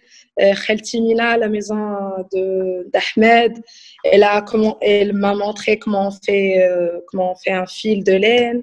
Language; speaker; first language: French; non-native, local second language; Arabic